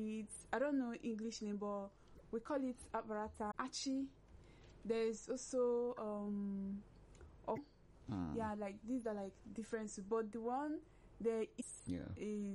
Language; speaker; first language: English; non-native, local second language; Igbo